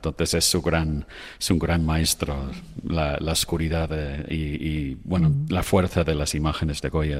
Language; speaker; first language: Spanish; non-native, fluent; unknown